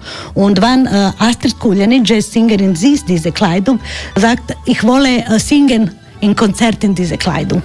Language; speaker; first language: German; non-native, learner; Croatian